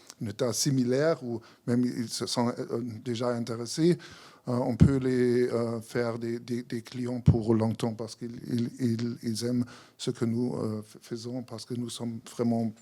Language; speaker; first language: French; non-native, fluent; German